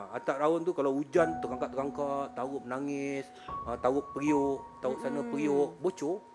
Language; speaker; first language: Malay; native; Malay